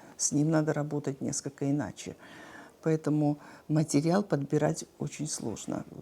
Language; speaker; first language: Russian; non-native, local second language; Abkhazian